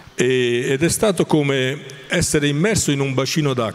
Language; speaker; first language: Italian; native; Italian